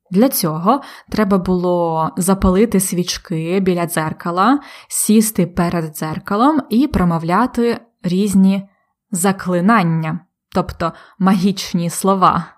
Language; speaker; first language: Ukrainian; native; Ukrainian